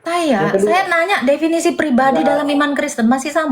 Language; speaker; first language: Indonesian; native; Indonesian